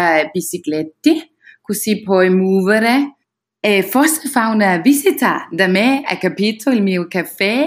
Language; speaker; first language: Italian; non-native, learner; Danish